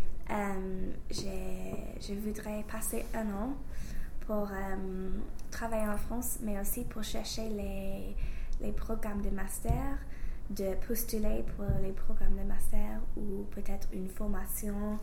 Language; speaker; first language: French; non-native, fluent; English